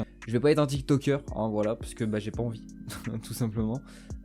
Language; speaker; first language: French; native; French